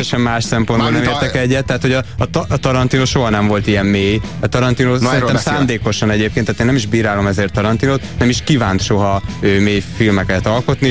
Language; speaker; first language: Hungarian; native; Hungarian